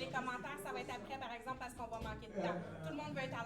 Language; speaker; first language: French; native; French